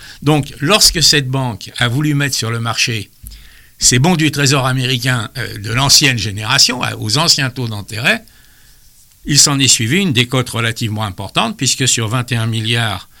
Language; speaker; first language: French; native; French